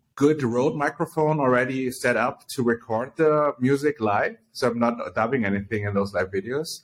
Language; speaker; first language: English; early bilingual, other home language; Chinese